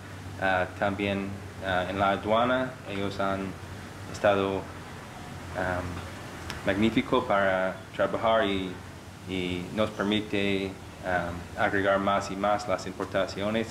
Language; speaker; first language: Spanish; non-native, fluent; English